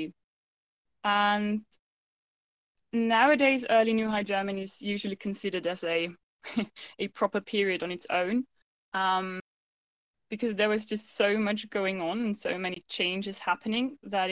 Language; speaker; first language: English; non-native, fluent; German